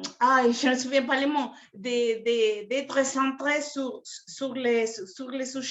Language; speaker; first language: French; non-native, fluent; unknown